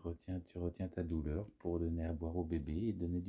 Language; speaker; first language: French; native; French